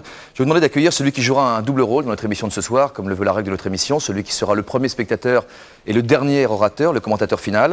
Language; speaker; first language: French; native; French